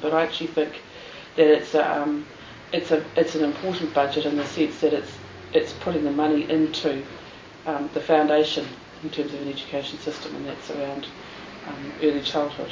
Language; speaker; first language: English; native; English